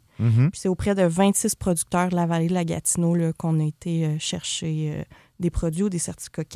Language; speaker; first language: French; native; French